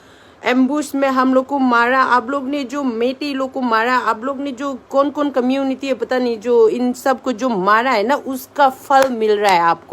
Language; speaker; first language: Hindi; non-native, local second language; Manipuri